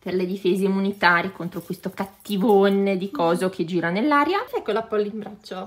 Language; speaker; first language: Italian; native; Italian